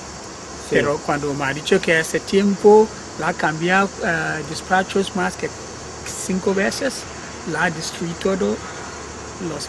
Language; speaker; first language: Spanish; non-native, learner; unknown